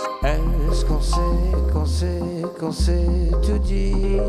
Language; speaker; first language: French; native; French